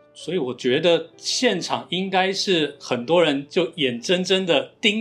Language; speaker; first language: Chinese; native; Chinese